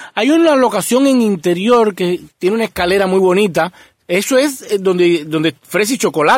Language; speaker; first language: Spanish; native; Spanish